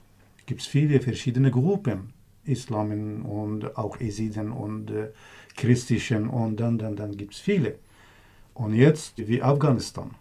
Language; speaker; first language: German; non-native, learner; Kurdish